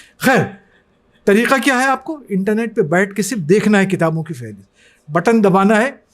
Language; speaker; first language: Urdu; native; Urdu